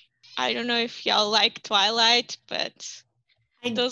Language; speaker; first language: English; non-native, fluent; Portuguese